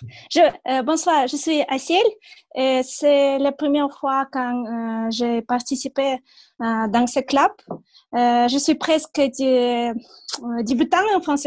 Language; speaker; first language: French; non-native, learner; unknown